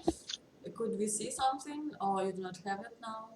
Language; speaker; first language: English; non-native, learner; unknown